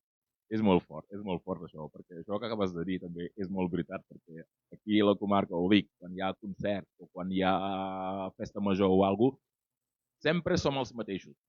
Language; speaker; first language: Catalan; non-native, fluent; Wolof